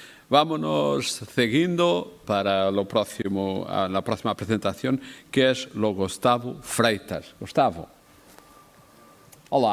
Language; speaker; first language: Spanish; non-native, learner; Portuguese